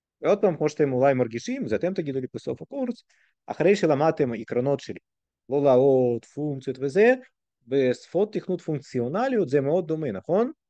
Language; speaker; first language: Hebrew; non-native, fluent; Russian